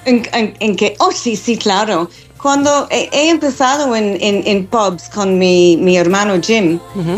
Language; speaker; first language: Spanish; non-native, fluent; English